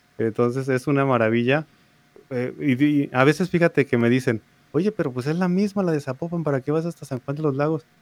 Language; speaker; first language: Spanish; native; Spanish